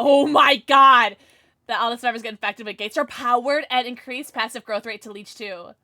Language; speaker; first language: English; native; English